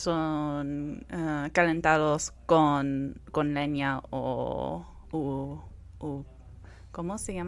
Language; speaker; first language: Spanish; non-native, fluent; English